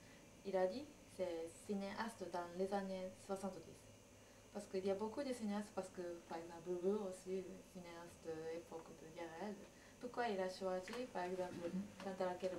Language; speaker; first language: French; non-native, learner; Japanese